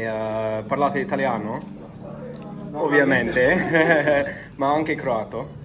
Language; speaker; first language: Italian; non-native, fluent; English